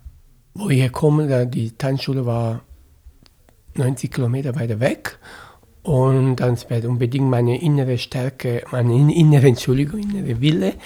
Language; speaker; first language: German; non-native, fluent; Italian